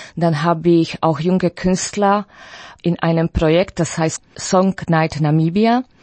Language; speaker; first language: German; non-native, fluent; Slovak